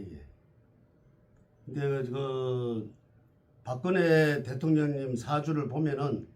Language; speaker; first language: Korean; native; Korean